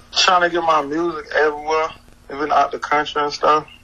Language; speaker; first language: English; early bilingual, other home language; Haitian Creole